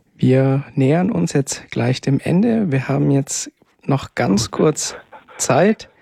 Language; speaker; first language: German; native; German